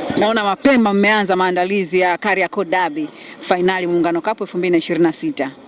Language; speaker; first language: Swahili; native; Swahili